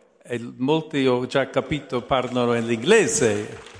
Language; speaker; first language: Italian; non-native, fluent; English